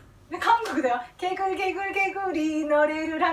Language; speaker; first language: Japanese; non-native, fluent; Korean